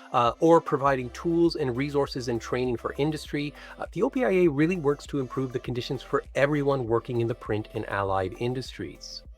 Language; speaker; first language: English; native; English